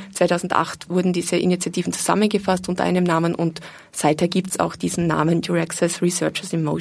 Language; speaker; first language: German; native; German